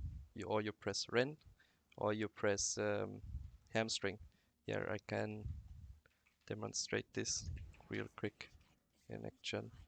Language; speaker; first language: English; non-native, fluent; German